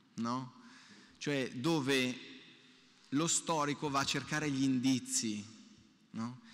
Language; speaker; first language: Italian; native; Italian